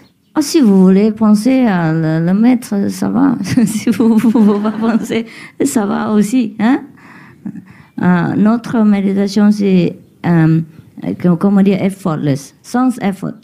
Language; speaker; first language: French; non-native, learner; Vietnamese